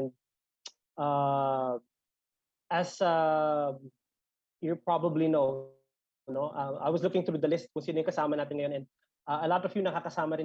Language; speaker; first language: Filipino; native; Filipino